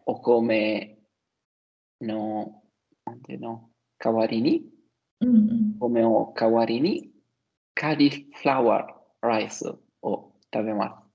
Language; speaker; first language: Japanese; non-native, learner; Italian